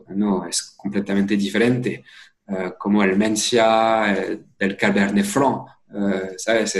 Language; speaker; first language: Spanish; non-native, fluent; French